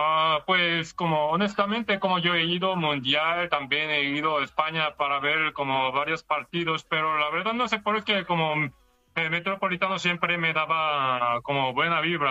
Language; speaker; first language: Spanish; non-native, fluent; Korean